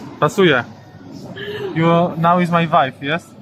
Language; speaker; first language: English; non-native, learner; Polish